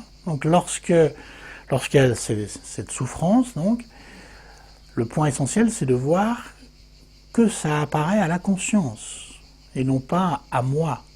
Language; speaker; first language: French; native; French